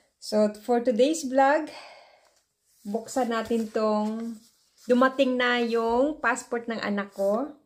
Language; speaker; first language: Filipino; native; Filipino